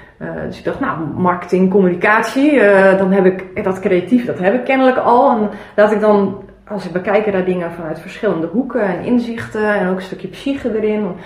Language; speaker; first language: Dutch; early bilingual, other home language; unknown